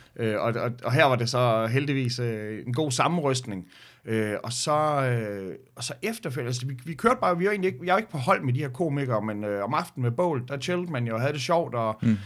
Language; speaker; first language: Danish; native; Danish